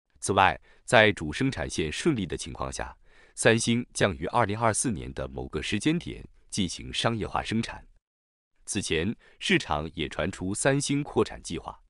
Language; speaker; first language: Chinese; native; Chinese